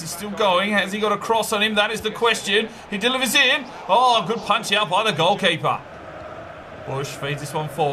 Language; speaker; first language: English; native; English